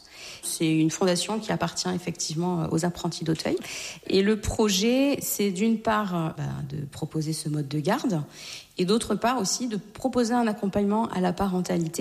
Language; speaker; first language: French; native; French